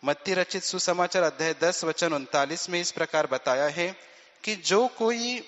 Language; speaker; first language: Hindi; non-native, local second language; Marathi